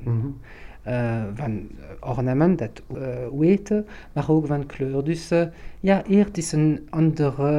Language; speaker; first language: Dutch; non-native, local second language; French